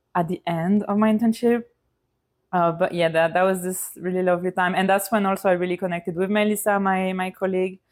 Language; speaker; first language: English; non-native, fluent; French